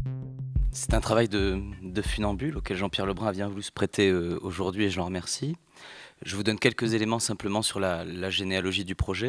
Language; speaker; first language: French; native; French